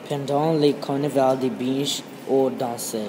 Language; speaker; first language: French; non-native, learner; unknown